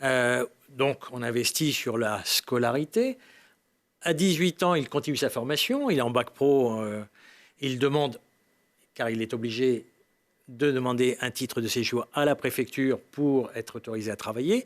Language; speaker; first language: French; native; French